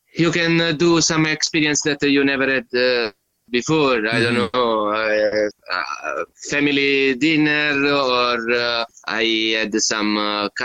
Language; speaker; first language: English; non-native, learner; Italian